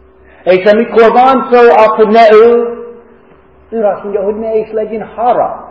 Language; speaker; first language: Hungarian; non-native, fluent; English